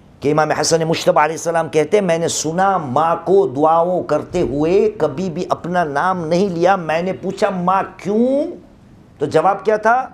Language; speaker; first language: Urdu; non-native, local second language; Gujarati